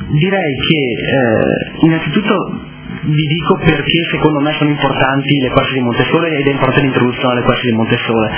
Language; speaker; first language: Italian; native; Italian